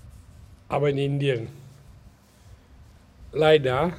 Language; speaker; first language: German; non-native, learner; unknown